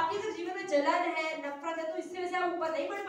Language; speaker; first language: Hindi; native; Hindi